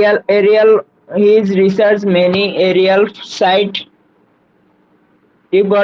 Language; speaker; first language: English; non-native, learner; Bangla